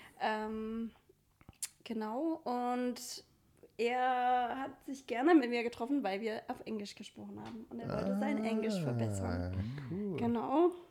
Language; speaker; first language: German; non-native, fluent; English